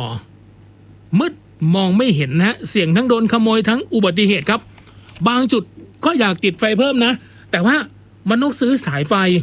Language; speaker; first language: Thai; non-native, local second language; Northeastern Thai